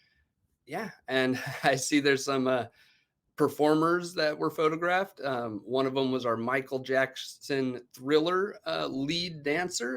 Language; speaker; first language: English; native; English